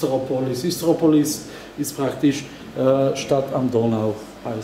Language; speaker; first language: German; non-native, learner; Slovak